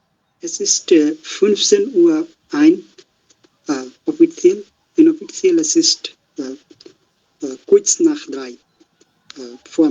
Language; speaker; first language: German; non-native, learner; Bangla